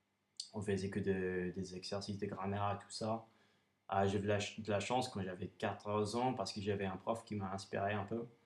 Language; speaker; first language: French; non-native, fluent; English